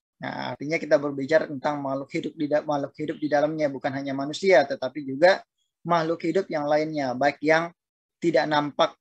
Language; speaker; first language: Indonesian; native; Indonesian